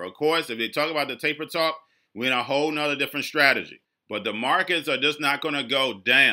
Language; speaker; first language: English; native; English